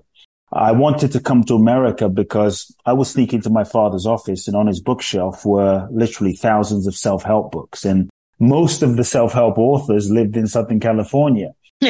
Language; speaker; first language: English; native; English